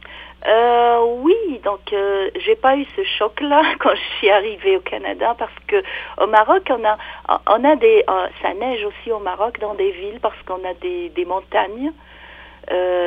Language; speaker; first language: French; non-native, local second language; Arabic